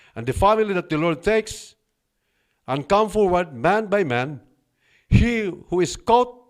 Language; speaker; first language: English; non-native, local second language; Filipino